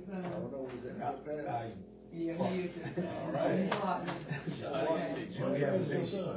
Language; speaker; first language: English; native; English